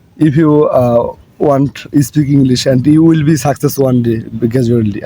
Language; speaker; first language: English; non-native, learner; Bangla